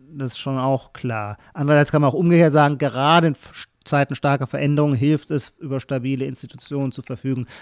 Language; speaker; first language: German; native; German